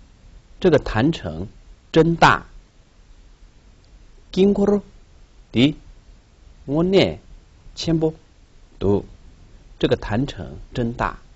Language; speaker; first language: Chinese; non-native, local second language; Tibetan